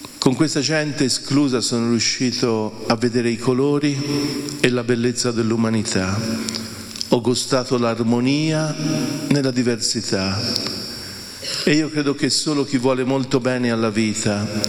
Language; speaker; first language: Italian; native; Italian